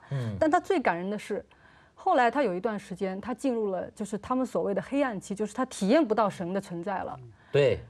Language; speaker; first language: Chinese; native; Chinese